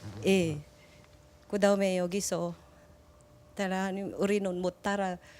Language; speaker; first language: Korean; non-native, learner; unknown